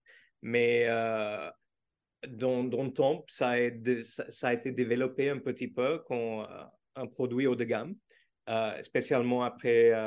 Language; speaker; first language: French; non-native, learner; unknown